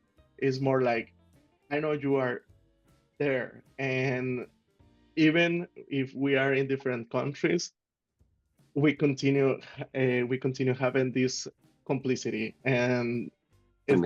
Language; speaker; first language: English; non-native, learner; Spanish